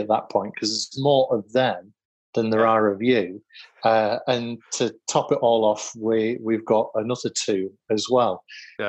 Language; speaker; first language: English; native; English